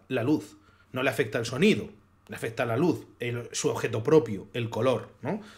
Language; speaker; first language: Spanish; native; Spanish